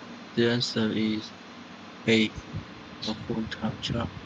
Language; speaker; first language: English; non-native, learner; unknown